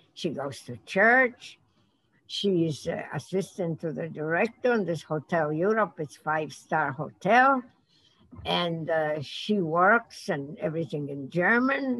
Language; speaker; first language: English; non-native, fluent; Polish